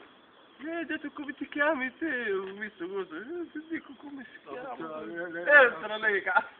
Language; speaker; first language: Italian; non-native, learner; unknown